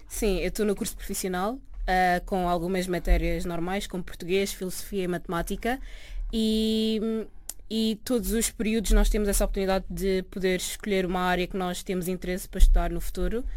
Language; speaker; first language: Portuguese; early bilingual, other home language; Arabic